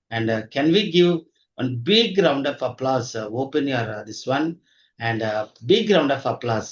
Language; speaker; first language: English; non-native, local second language; Telugu